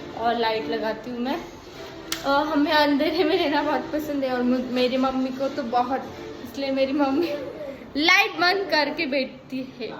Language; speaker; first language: Hindi; non-native, local second language; Marathi